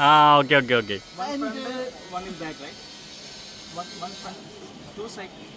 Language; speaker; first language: English; non-native, learner; Malayalam